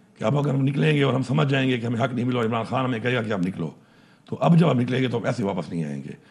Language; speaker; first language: Urdu; non-native, local second language; Pashto